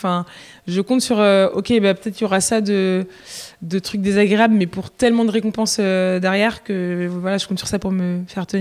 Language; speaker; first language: French; native; French